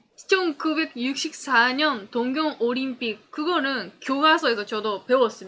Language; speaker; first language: Korean; non-native, fluent; Japanese